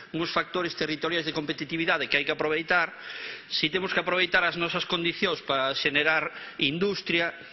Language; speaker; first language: Galician; non-native, local second language; Spanish